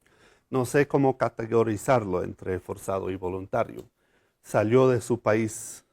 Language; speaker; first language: Spanish; non-native, fluent; English